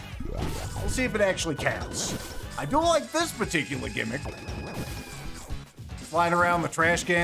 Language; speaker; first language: English; native; English